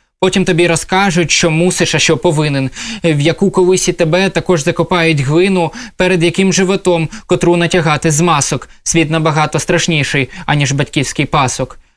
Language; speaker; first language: Ukrainian; non-native, local second language; Russian